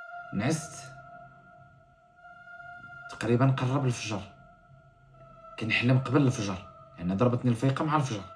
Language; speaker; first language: Arabic; native; Arabic